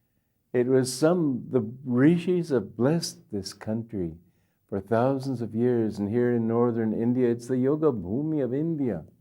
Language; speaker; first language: English; native; English